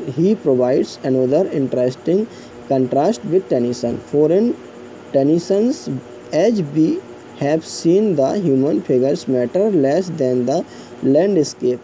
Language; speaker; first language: English; non-native, local second language; Hindi